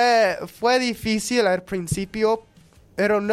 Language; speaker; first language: Spanish; non-native, learner; English